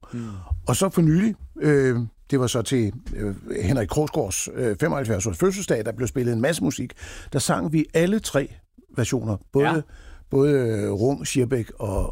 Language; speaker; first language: Danish; native; Danish